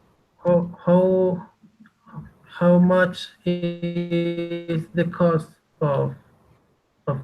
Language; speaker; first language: English; non-native, learner; Spanish